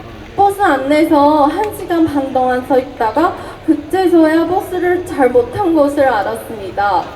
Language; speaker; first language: Korean; non-native, fluent; Chinese